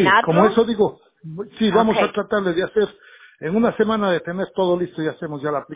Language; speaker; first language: Spanish; native; Spanish